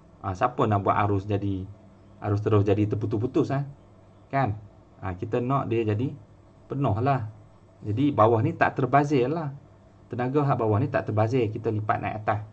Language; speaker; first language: Malay; native; Malay